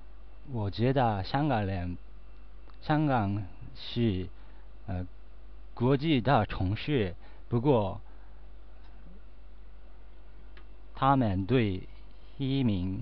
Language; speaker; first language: Chinese; non-native, learner; Japanese